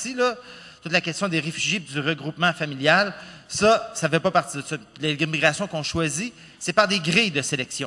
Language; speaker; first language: French; native; French